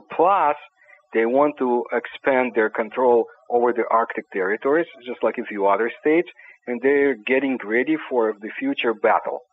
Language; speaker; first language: English; non-native, fluent; Ukrainian